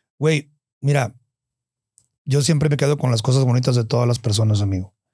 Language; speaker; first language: Spanish; native; Spanish